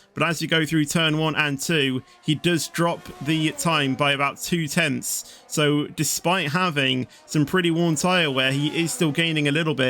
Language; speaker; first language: English; native; English